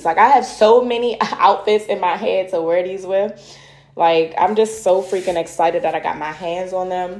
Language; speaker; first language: English; native; English